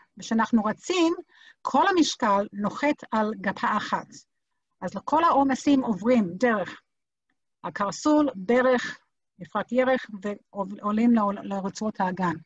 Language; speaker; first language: Hebrew; native; Hebrew